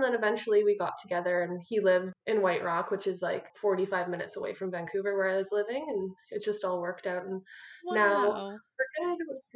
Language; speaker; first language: English; native; English